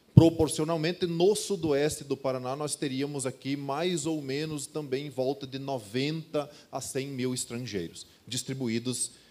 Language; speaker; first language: Portuguese; native; Portuguese